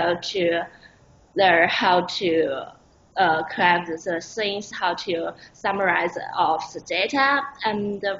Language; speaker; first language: English; non-native, learner; Chinese